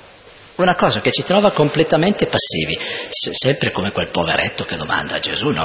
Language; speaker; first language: Italian; native; Italian